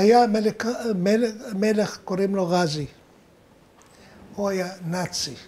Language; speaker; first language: Hebrew; non-native, fluent; Arabic